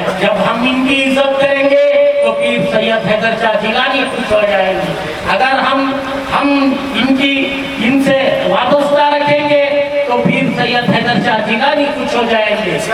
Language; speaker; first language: Urdu; native; Urdu